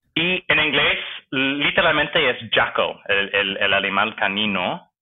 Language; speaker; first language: Spanish; non-native, fluent; English